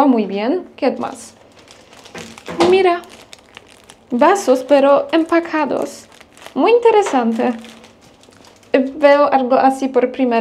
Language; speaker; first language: Spanish; non-native, fluent; Polish